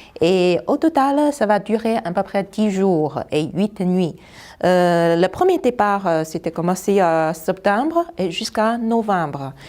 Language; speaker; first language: French; non-native, fluent; Chinese